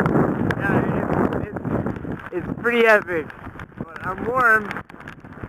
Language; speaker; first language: English; native; English